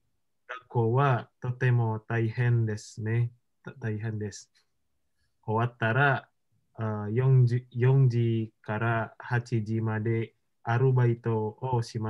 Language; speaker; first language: Japanese; non-native, learner; Indonesian